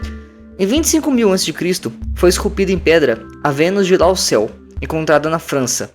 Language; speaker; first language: Portuguese; native; Portuguese